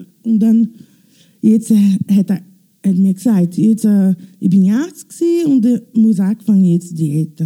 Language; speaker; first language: German; non-native, learner; Italian